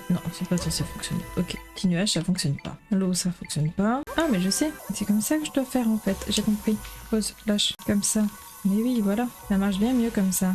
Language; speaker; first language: French; native; French